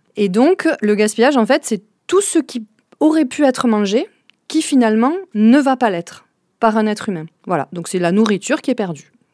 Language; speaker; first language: French; native; French